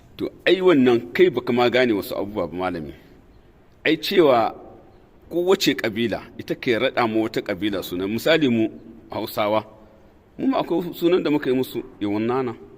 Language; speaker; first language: Hausa; non-native, local second language; Tamasheq